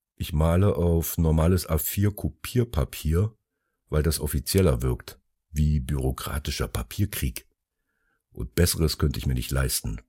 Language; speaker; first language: German; early bilingual, other home language; Finnish